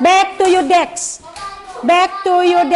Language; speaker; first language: English; non-native, learner; Indonesian